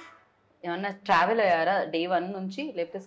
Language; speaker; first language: Telugu; native; Telugu